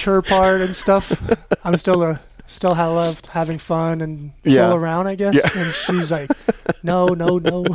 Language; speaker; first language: English; non-native, fluent; French